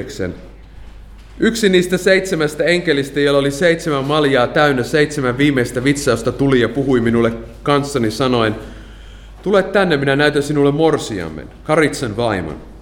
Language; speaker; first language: Finnish; non-native, fluent; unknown